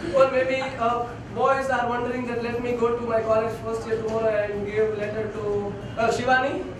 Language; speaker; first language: English; non-native, local second language; Gujarati